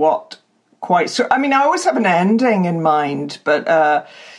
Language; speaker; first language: English; native; English